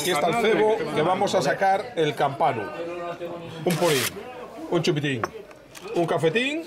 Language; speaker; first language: Spanish; native; Spanish